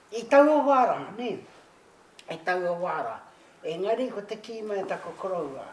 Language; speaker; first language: Māori; native; Māori